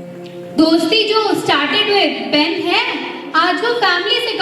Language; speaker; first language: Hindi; native; Hindi